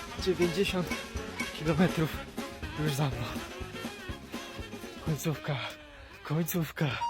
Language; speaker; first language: Polish; native; Polish